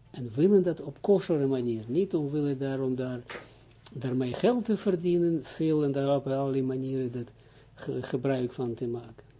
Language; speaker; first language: Dutch; non-native, fluent; Hebrew